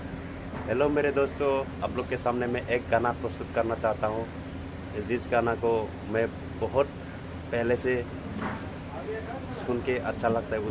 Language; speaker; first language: Hindi; non-native, local second language; Bodo